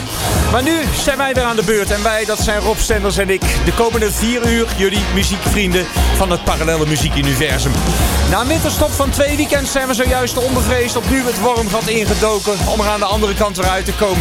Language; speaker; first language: Dutch; native; Dutch